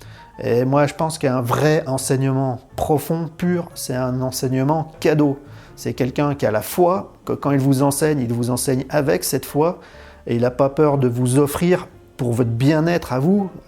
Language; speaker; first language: French; native; French